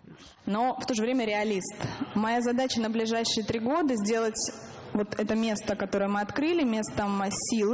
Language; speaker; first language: Russian; native; Russian